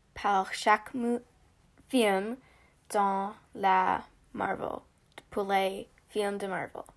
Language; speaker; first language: French; non-native, learner; English